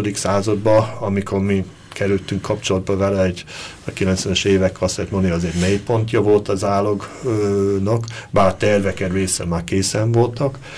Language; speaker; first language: Hungarian; early bilingual, heritage; Hungarian